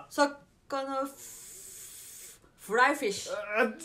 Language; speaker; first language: Japanese; non-native, fluent; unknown